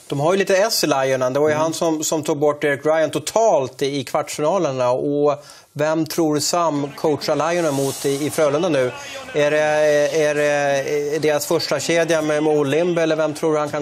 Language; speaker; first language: Swedish; native; Swedish